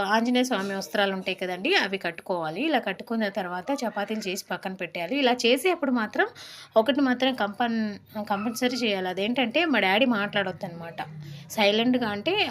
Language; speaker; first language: Telugu; non-native, local second language; Lambadi